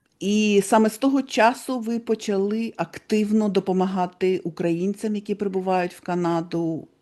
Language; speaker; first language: Ukrainian; native; Ukrainian